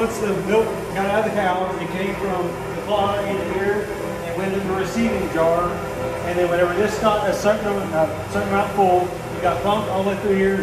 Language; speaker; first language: English; native; English